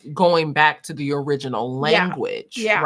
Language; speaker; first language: English; native; English